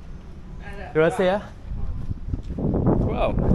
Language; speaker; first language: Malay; non-native, local second language; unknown